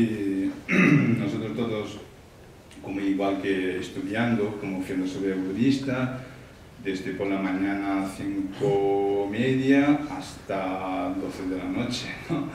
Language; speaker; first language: Spanish; non-native, learner; Tibetan